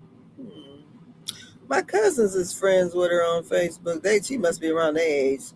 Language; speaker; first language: English; native; English